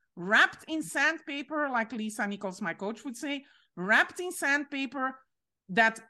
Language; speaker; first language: English; non-native, fluent; French